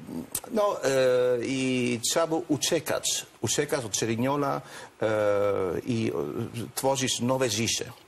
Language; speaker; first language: Polish; non-native, learner; Italian